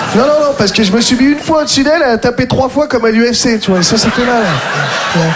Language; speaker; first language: French; native; French